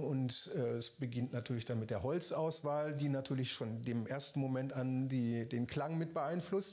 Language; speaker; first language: German; native; German